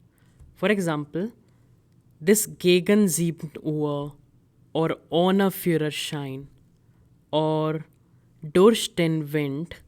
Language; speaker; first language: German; non-native, fluent; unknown